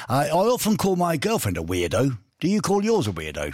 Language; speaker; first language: English; native; English